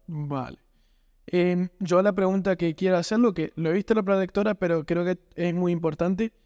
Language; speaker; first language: Spanish; native; Spanish